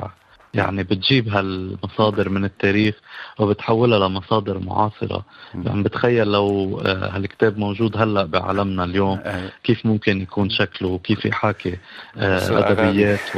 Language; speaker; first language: Arabic; native; Arabic